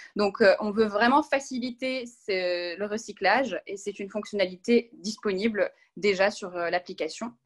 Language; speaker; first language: French; non-native, local second language; Arabic